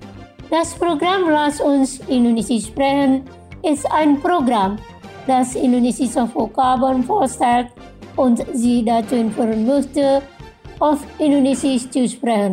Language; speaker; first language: German; non-native, fluent; Indonesian